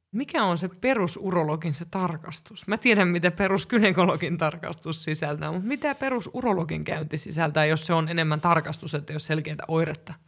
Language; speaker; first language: Finnish; native; Finnish